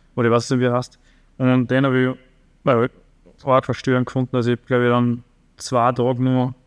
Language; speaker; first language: German; native; German